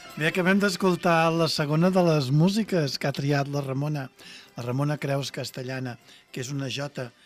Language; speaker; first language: Catalan; native; Catalan